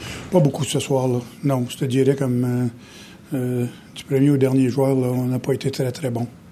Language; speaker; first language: French; native; French